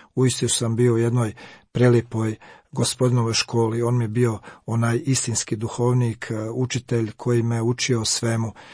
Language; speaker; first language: Croatian; native; Croatian